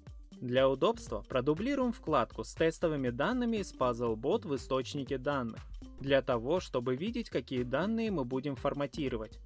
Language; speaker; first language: Russian; native; Russian